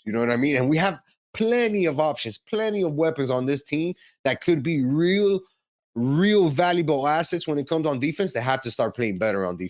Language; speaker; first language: English; native; English